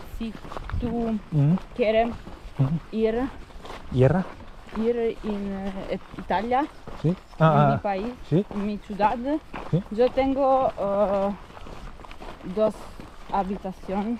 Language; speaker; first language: Spanish; non-native, learner; Italian